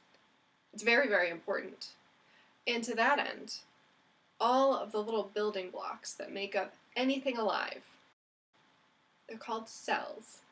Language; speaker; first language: English; native; English